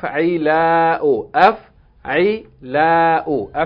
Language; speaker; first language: Arabic; non-native, fluent; English